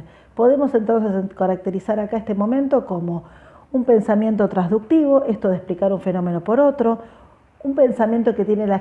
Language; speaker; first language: Spanish; native; Spanish